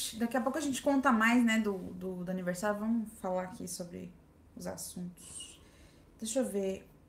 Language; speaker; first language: Portuguese; native; Portuguese